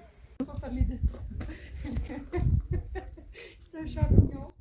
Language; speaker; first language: French; native; French